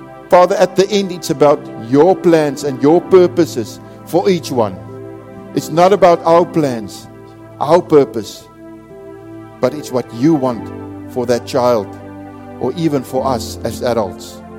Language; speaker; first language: English; non-native, local second language; Afrikaans